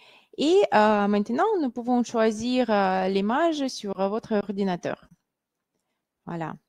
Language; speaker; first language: French; non-native, fluent; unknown